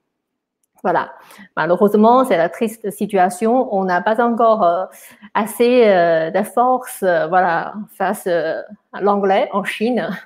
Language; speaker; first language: French; non-native, fluent; Chinese